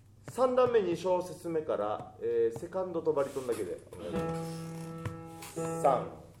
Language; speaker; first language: Japanese; native; Japanese